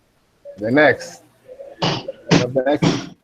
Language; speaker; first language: English; non-native, fluent; Spanish